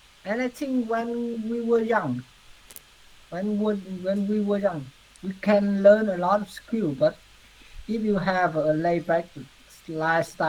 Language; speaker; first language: English; non-native, learner; Vietnamese